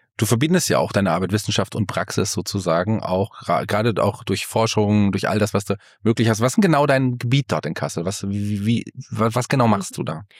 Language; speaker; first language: German; native; German